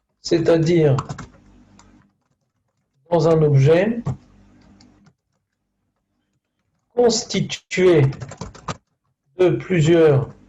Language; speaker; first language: French; native; French